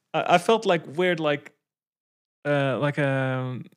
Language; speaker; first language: English; non-native, fluent; Dutch